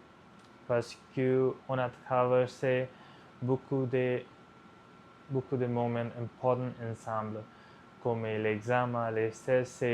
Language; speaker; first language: French; non-native, learner; Punjabi